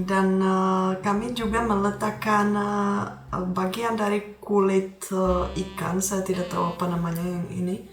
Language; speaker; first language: Indonesian; non-native, fluent; Czech